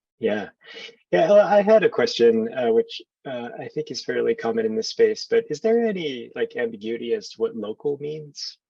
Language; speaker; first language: English; native; English